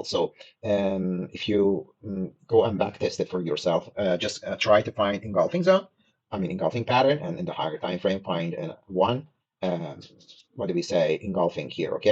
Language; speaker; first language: English; non-native, fluent; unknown